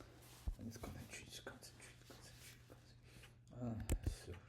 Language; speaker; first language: English; non-native, learner; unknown